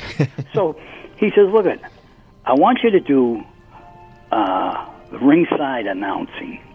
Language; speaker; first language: English; native; English